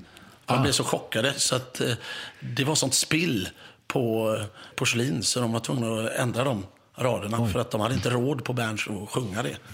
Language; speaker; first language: Swedish; native; Swedish